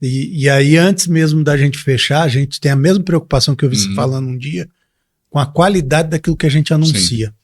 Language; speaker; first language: Portuguese; native; Portuguese